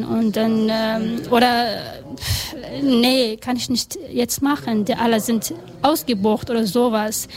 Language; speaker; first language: German; non-native, learner; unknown